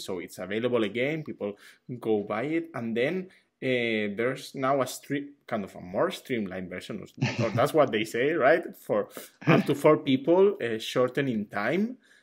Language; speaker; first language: English; non-native, fluent; Catalan